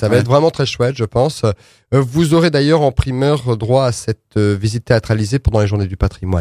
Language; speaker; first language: French; native; French